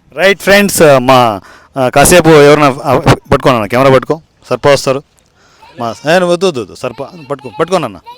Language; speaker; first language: Telugu; native; Telugu